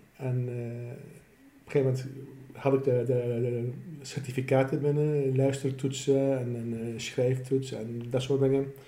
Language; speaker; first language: Dutch; non-native, fluent; Assyrian Neo-Aramaic